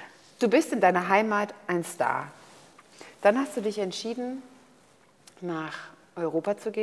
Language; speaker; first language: German; native; German